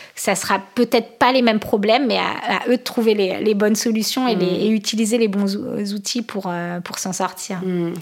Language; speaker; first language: French; native; French